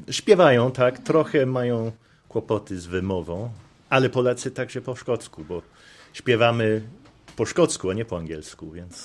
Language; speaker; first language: Polish; non-native, fluent; English